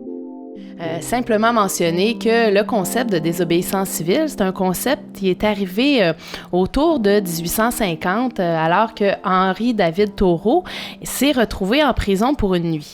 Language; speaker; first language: French; native; French